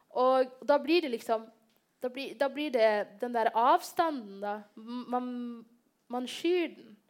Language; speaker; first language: Norwegian; early bilingual, other home language; Somali